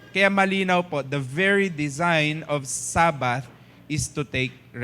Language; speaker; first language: English; non-native, fluent; Filipino